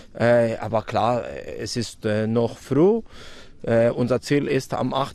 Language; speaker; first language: German; non-native, fluent; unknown